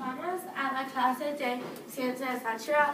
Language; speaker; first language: Spanish; non-native, learner; English